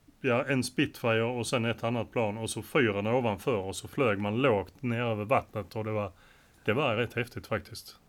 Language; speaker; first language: Swedish; native; Swedish